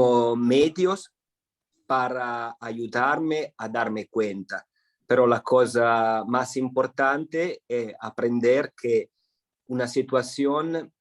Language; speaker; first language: Spanish; non-native, fluent; Italian